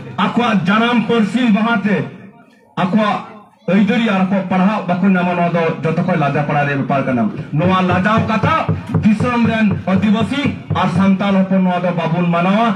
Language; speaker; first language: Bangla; non-native, local second language; Santali